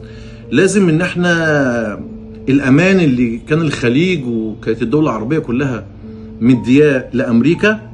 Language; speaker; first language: Arabic; native; Arabic